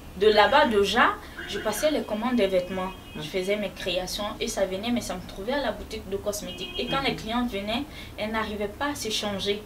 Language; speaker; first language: French; non-native, local second language; Fula